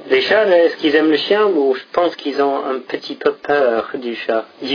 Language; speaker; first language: French; non-native, fluent; English